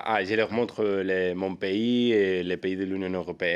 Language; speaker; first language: French; non-native, learner; Spanish